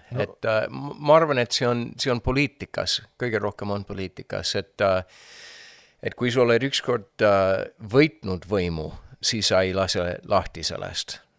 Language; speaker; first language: Estonian; non-native, fluent; English